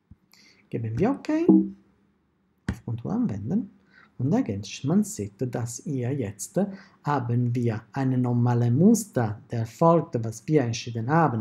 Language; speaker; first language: German; non-native, fluent; Italian